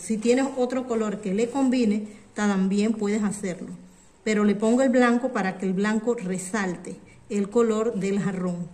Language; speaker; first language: Spanish; native; Spanish